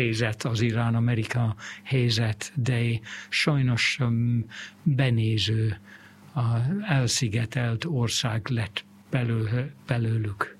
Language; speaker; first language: Hungarian; non-native, fluent; English